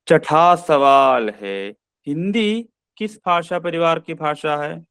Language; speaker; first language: Hindi; non-native, local second language; Malayalam